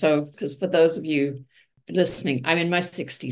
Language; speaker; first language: English; native; English